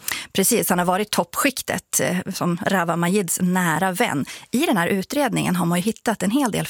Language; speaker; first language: Swedish; native; Swedish